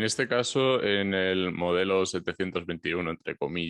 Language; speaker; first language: Spanish; native; Spanish